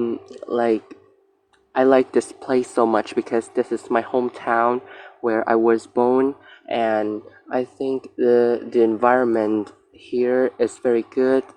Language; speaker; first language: English; non-native, learner; Vietnamese